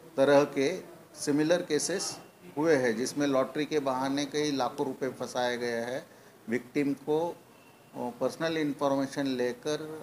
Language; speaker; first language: Hindi; non-native, local second language; Marathi